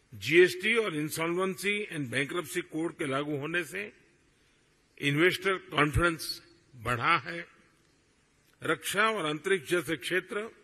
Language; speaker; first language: Hindi; non-native, local second language; Gujarati